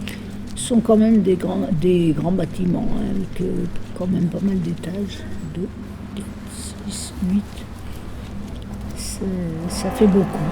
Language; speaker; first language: French; native; French